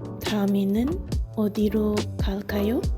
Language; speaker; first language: Korean; non-native, learner; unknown